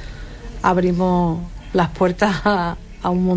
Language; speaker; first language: Spanish; native; Spanish